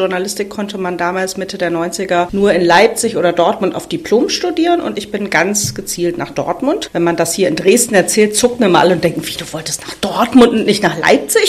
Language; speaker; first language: German; native; German